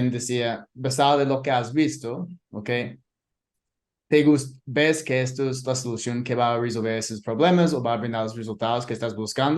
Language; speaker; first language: Spanish; non-native, fluent; English